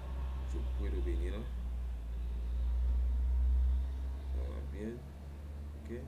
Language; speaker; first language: Spanish; non-native, learner; Haitian Creole